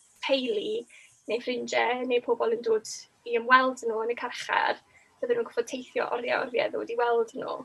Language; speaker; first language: Welsh; native; Welsh